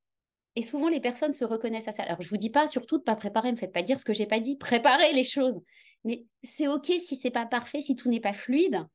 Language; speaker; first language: French; native; French